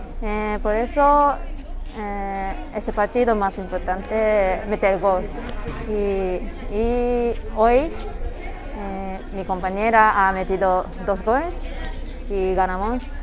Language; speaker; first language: Spanish; non-native, learner; Japanese